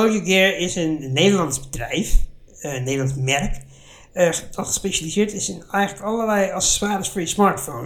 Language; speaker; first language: Dutch; native; Dutch